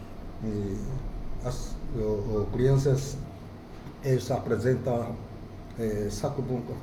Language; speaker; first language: Portuguese; non-native, fluent; Japanese